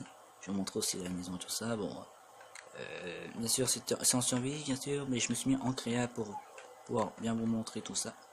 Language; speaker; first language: French; native; French